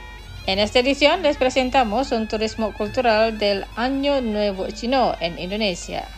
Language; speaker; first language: Spanish; non-native, fluent; Indonesian